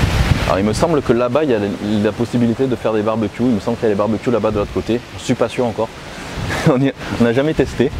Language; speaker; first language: French; native; French